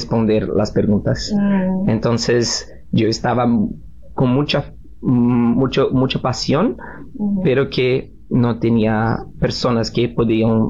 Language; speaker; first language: Spanish; non-native, learner; Portuguese